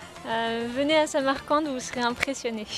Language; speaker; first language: French; native; French